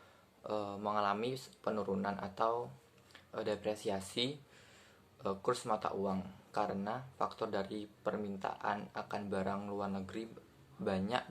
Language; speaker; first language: Indonesian; native; Indonesian